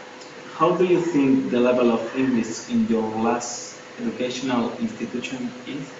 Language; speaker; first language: English; non-native, learner; Spanish